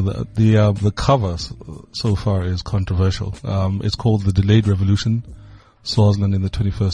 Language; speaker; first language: English; non-native, local second language; Swati